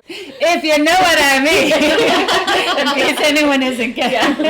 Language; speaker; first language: English; native; English